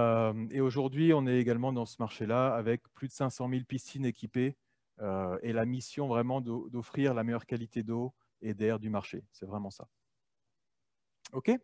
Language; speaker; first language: French; native; French